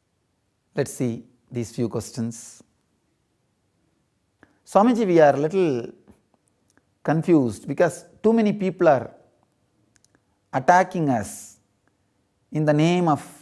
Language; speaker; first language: English; non-native, local second language; Tamil